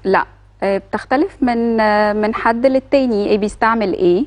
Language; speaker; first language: Arabic; native; Arabic